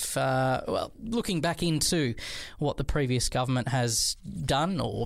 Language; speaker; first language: English; native; English